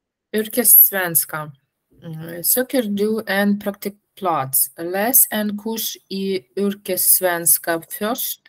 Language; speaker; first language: Swedish; non-native, learner; Russian